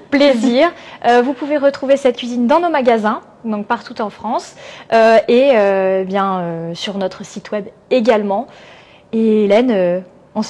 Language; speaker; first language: French; native; French